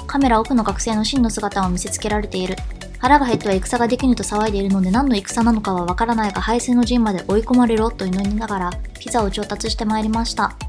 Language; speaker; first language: Japanese; native; Japanese